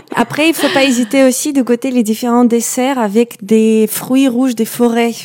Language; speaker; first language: French; non-native, fluent; Russian